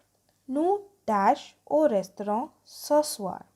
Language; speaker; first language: French; non-native, fluent; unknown